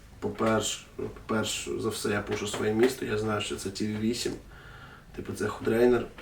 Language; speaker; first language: Ukrainian; non-native, local second language; Russian